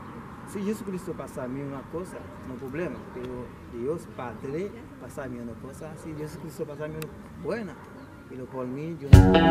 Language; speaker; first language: Spanish; non-native, learner; Haitian Creole